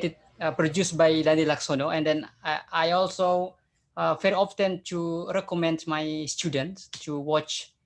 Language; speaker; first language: English; non-native, fluent; Indonesian